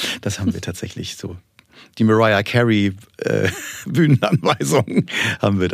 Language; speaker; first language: German; native; German